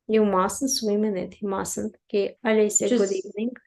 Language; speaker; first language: English; non-native, fluent; Russian